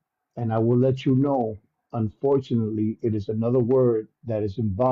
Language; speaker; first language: English; native; English